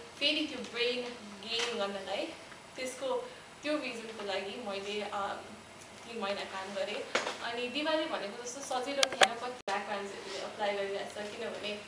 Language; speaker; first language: Nepali; early bilingual, heritage; Nepali